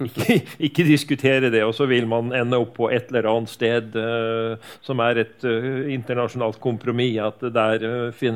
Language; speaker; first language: Norwegian; native; Norwegian